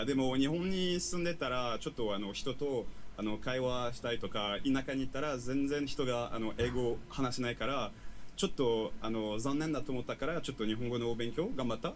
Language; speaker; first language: Japanese; non-native, learner; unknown